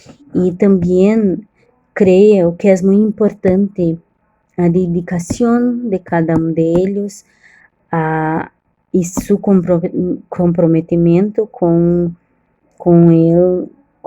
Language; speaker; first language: Spanish; non-native, learner; Portuguese